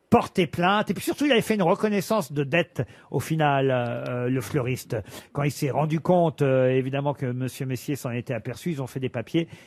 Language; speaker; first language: French; native; French